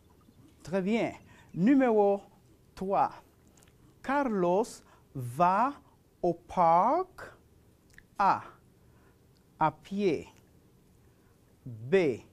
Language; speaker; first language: French; non-native, fluent; Spanish